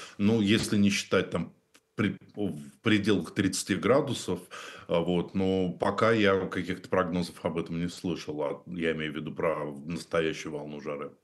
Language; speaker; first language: Russian; native; Russian